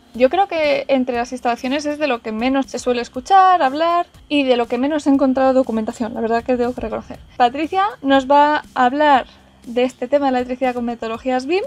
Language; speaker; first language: Spanish; native; Spanish